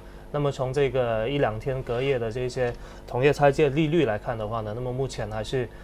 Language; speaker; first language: Chinese; native; Chinese